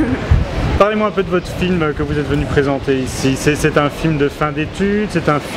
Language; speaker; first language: French; native; French